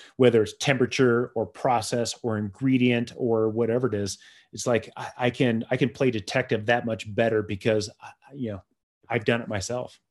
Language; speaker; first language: English; native; English